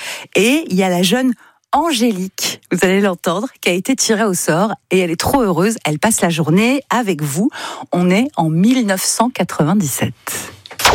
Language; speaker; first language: French; native; French